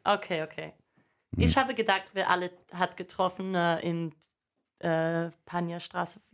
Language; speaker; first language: German; non-native, learner; English